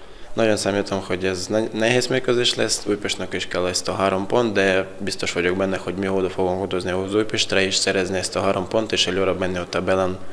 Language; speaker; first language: Hungarian; non-native, fluent; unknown